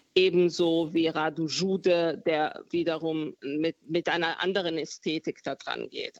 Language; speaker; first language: German; early bilingual, other home language; Romanian